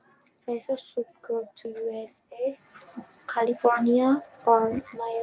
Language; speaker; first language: English; non-native, learner; Indonesian